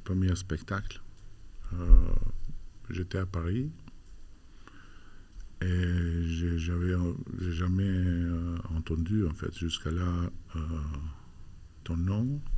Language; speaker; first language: French; non-native, fluent; Albanian